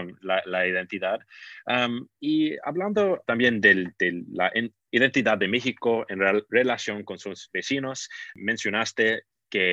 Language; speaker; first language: Spanish; non-native, fluent; English